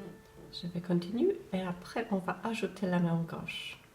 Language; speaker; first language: French; non-native, fluent; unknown